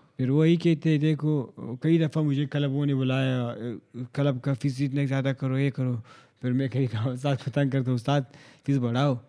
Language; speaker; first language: Urdu; non-native, local second language; Hazaragi